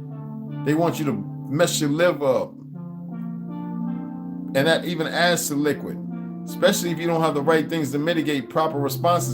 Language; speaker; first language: English; native; English